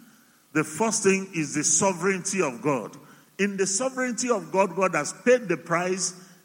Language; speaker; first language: English; non-native, local second language; Igbo